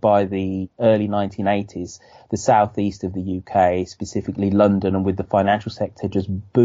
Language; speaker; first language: English; native; English